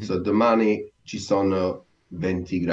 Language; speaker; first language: Italian; non-native, learner; English